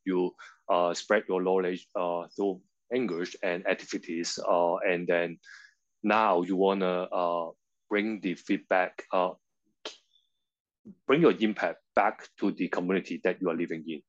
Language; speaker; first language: English; non-native, local second language; Cantonese